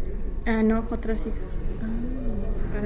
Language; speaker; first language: Spanish; non-native, fluent; English